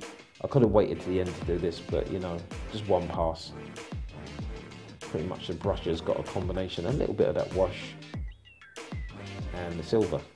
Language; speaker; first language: English; native; English